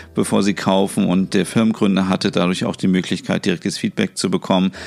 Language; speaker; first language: German; native; German